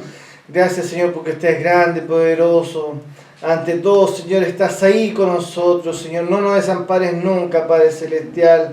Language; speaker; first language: Spanish; native; Spanish